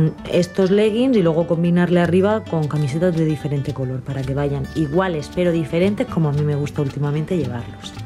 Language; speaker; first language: Spanish; native; Spanish